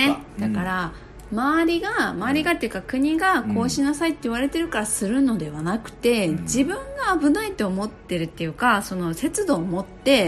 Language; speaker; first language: Japanese; native; Japanese